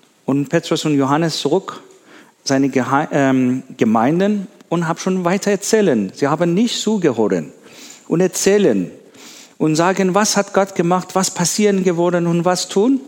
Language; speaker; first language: German; non-native, learner; Persian